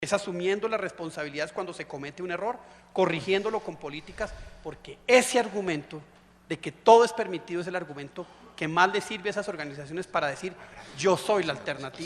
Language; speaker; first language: Spanish; native; Spanish